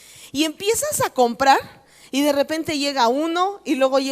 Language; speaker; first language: Spanish; native; Spanish